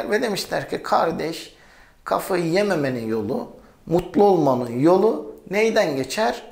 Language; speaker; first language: Turkish; native; Turkish